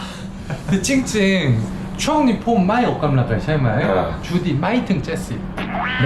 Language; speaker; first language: Thai; non-native, learner; Korean